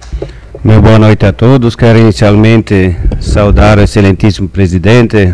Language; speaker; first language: Portuguese; native; Portuguese